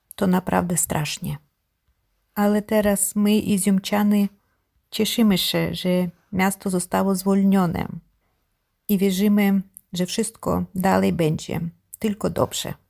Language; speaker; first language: Polish; non-native, learner; Ukrainian